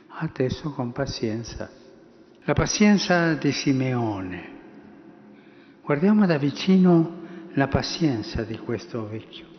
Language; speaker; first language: Italian; early bilingual, heritage; Spanish